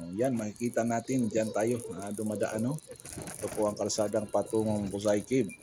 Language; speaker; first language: Filipino; native; Filipino